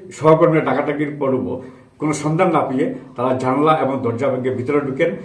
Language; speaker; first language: Bangla; non-native, local second language; Sylheti